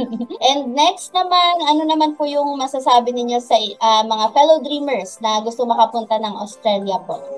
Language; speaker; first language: Filipino; native; Filipino